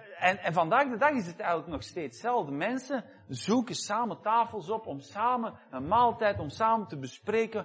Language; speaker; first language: Dutch; native; Dutch